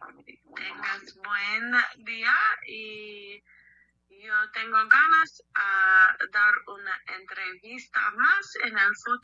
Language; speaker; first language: Spanish; non-native, learner; English